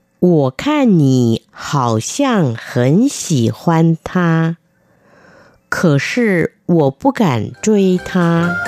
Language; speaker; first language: Chinese; non-native, fluent; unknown